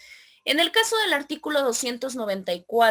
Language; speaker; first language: Spanish; native; Spanish